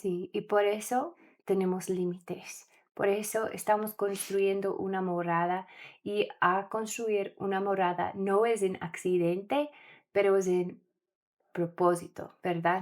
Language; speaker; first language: Spanish; non-native, learner; English